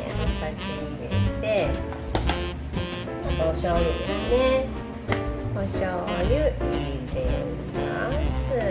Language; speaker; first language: Japanese; native; Japanese